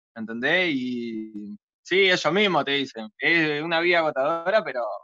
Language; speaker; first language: Spanish; native; Spanish